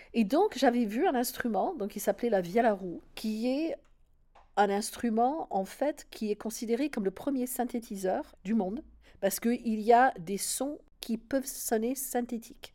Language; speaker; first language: French; non-native, fluent; English